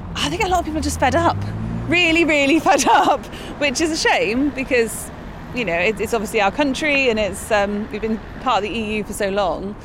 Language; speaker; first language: English; native; English